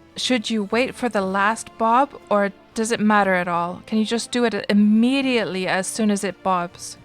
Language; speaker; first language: English; non-native, fluent; Finnish